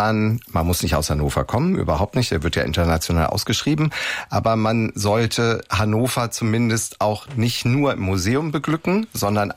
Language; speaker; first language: German; native; German